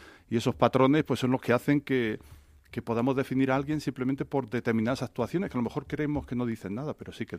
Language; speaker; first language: Spanish; native; Spanish